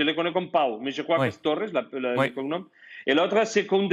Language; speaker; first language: French; non-native, fluent; Spanish